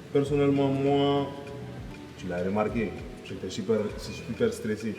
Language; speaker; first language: French; non-native, local second language; Bambara